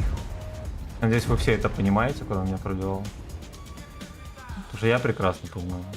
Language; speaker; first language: Russian; native; Russian